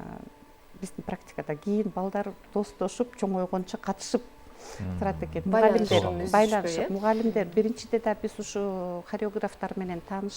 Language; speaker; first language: Kyrgyz; native; Kyrgyz